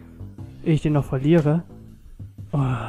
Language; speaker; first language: German; native; German